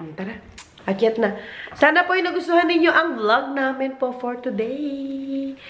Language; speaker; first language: Filipino; non-native, local second language; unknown